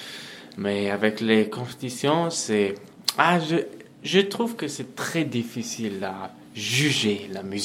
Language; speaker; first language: French; non-native, fluent; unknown